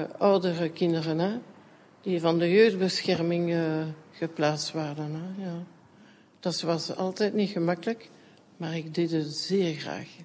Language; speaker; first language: Dutch; non-native, local second language; French